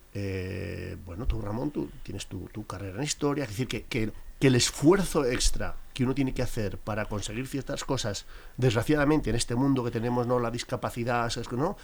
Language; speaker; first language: Spanish; native; Spanish